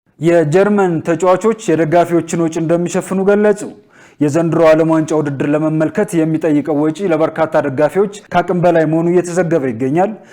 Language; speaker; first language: Amharic; native; Amharic